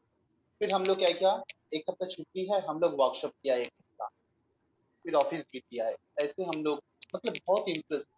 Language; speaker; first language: Hindi; non-native, local second language; Bangla